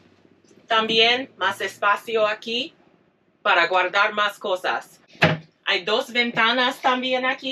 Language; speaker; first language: Spanish; non-native, fluent; English